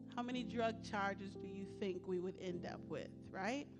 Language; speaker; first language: English; native; English